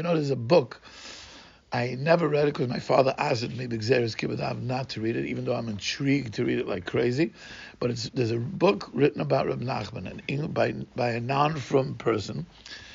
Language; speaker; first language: English; non-native, fluent; Portuguese